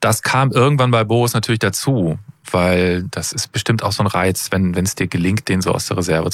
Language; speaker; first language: German; native; German